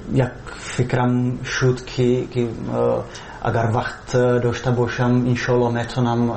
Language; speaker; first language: Persian; non-native, fluent; Czech